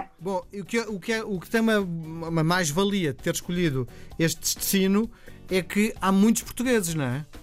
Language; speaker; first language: Portuguese; native; Portuguese